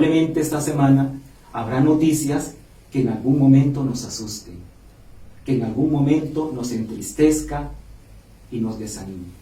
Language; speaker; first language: Spanish; native; Spanish